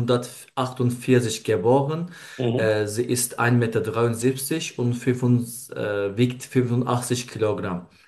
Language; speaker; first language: German; non-native, learner; Turkish